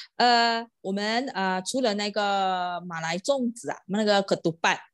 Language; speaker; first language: Chinese; non-native, local second language; Malay